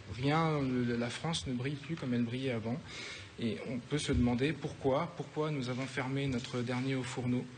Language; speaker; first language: French; native; French